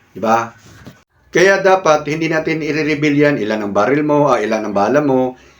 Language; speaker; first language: Filipino; native; Filipino